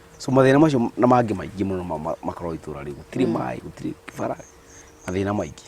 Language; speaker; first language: Kikuyu; native; Kikuyu